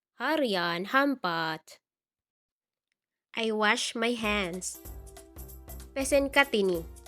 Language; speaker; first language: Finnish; non-native, learner; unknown